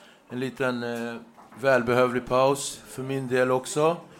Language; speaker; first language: Swedish; native; Swedish